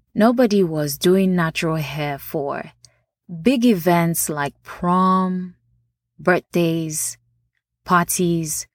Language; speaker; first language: English; non-native, local second language; Yoruba